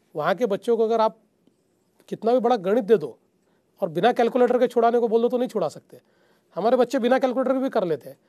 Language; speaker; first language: Hindi; non-native, local second language; Marathi